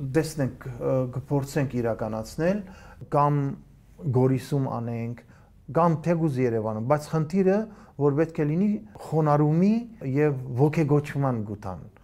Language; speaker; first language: Armenian; early bilingual, heritage; Armenian